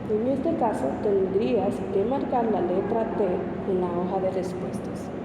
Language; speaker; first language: Spanish; native; Spanish